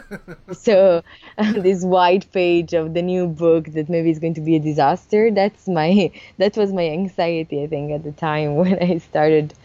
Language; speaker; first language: English; non-native, fluent; Italian